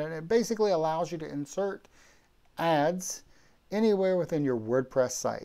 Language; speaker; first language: English; native; English